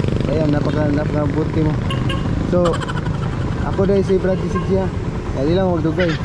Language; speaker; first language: Filipino; non-native, local second language; Cebuano